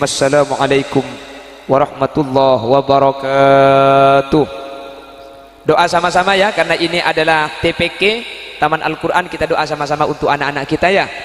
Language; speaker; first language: Indonesian; non-native, local second language; Madurese